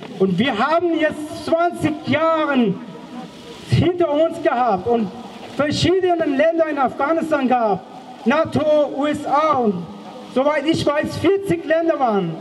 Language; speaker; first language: German; non-native, fluent; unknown